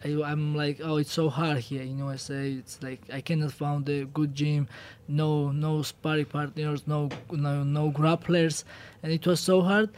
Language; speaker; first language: English; non-native, learner; Georgian